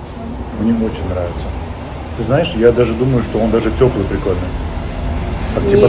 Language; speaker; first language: Russian; native; Russian